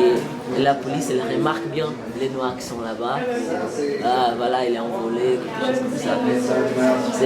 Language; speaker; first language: French; non-native, learner; Portuguese